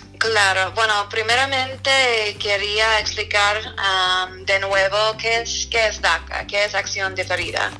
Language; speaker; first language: Spanish; non-native, fluent; English